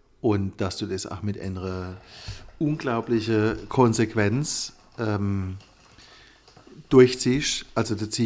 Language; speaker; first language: German; native; German